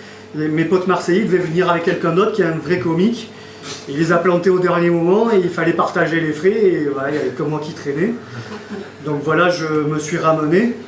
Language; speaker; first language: French; native; French